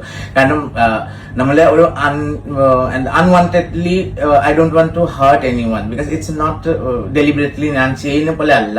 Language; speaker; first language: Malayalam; non-native, fluent; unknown